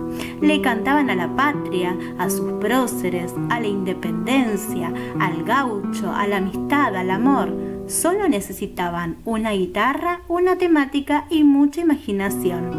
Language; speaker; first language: Spanish; native; Spanish